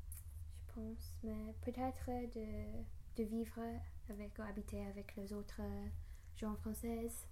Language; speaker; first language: French; non-native, learner; English